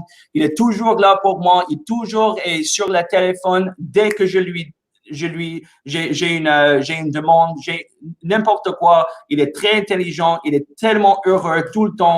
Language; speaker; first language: French; non-native, local second language; English